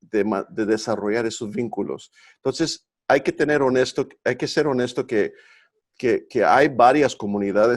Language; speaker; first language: Spanish; early bilingual, heritage; Spanish